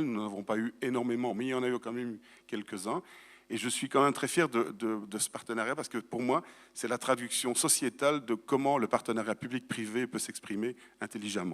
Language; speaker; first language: French; native; French